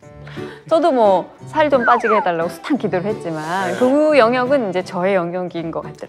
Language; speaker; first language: Korean; native; Korean